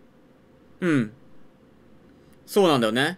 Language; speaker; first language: Japanese; native; Japanese